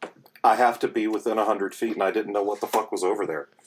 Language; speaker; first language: English; native; English